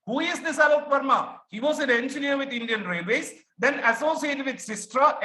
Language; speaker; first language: English; non-native, local second language; Malayalam